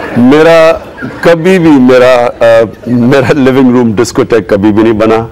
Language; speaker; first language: Urdu; native; Urdu